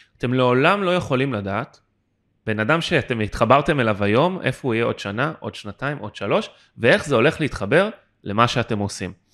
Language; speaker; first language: Hebrew; native; Hebrew